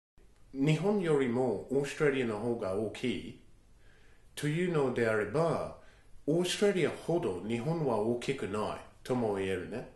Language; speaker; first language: Japanese; non-native, fluent; English